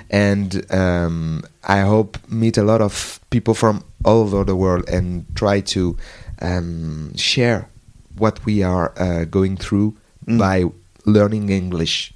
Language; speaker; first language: English; non-native, learner; French